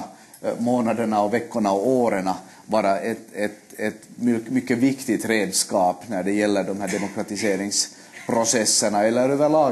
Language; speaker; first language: Swedish; native; Swedish